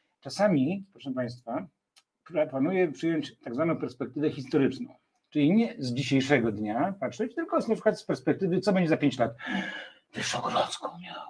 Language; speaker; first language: Polish; native; Polish